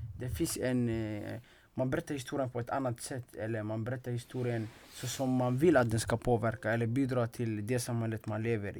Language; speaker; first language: Swedish; non-native, fluent; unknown